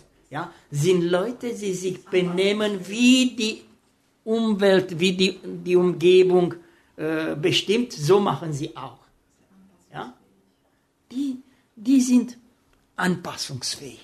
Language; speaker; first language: German; non-native, fluent; Romanian